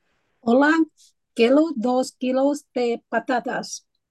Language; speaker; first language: Spanish; non-native, learner; Chinese